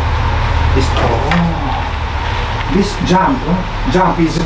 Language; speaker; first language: English; non-native, learner; Italian